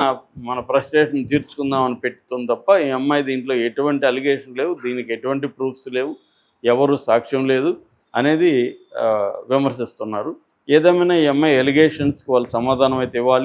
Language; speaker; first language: Telugu; native; Telugu